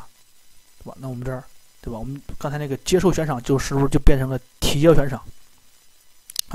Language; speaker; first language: Chinese; native; Chinese